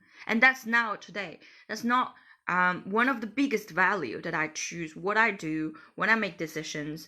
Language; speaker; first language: English; non-native, fluent; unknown